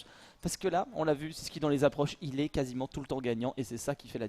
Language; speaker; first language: French; native; French